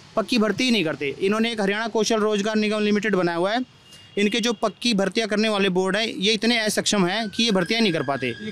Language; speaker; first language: Hindi; native; Hindi